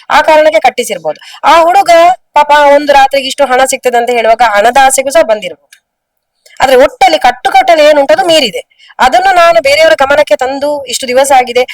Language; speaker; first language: Kannada; non-native, local second language; Tulu